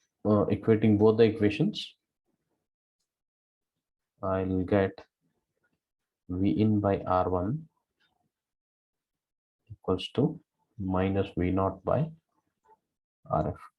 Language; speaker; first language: English; non-native, local second language; Kannada